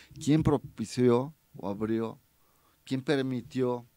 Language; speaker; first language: Spanish; native; Spanish